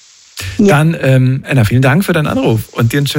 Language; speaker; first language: German; native; German